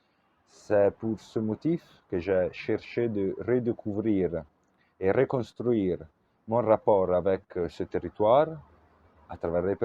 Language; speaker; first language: French; non-native, local second language; Italian